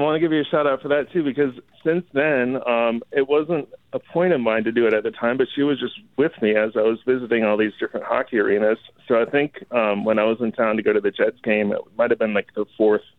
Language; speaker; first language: English; native; English